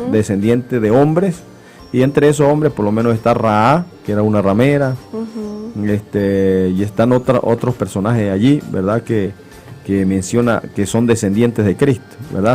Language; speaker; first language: Spanish; native; Spanish